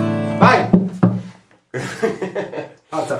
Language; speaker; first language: Italian; native; Italian